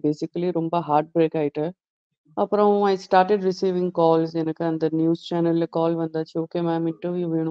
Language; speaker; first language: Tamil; non-native, fluent; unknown